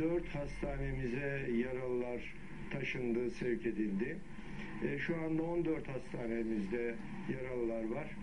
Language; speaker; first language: Turkish; native; Turkish